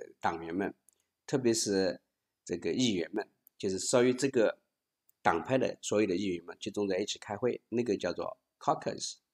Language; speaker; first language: Chinese; native; Chinese